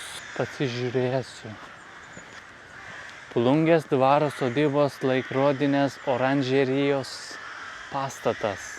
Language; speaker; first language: Lithuanian; non-native, learner; Turkish